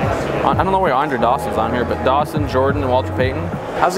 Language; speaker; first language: English; native; English